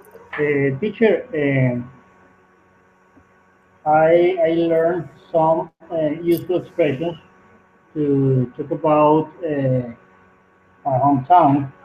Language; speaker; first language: English; non-native, learner; Spanish